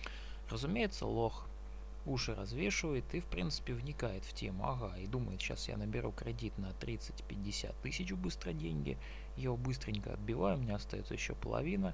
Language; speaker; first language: Russian; native; Russian